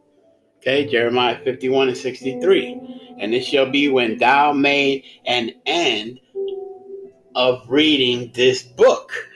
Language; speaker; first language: English; native; English